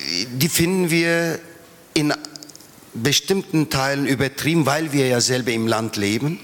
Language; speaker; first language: German; non-native, fluent; Turkish